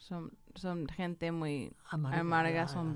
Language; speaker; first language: Spanish; early bilingual, heritage; English